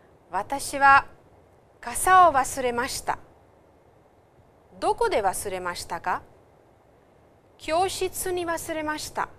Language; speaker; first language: Japanese; non-native, fluent; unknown